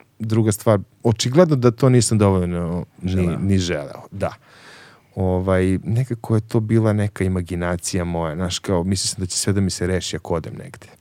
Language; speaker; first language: Serbian; native; Serbian